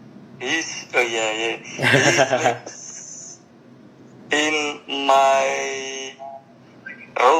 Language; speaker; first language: English; non-native, learner; Indonesian